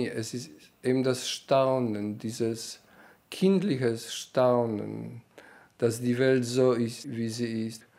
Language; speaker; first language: German; non-native, fluent; Polish